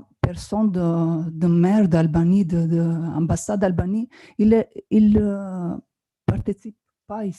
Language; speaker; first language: French; non-native, learner; Albanian